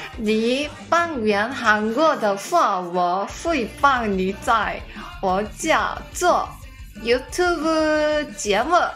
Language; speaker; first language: Chinese; non-native, learner; Korean